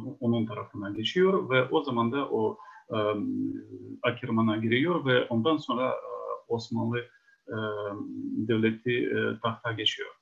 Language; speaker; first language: Turkish; non-native, fluent; Ukrainian